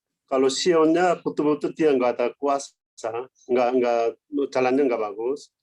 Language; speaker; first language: Indonesian; non-native, learner; Korean